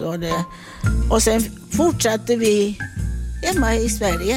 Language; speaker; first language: Swedish; non-native, fluent; Italian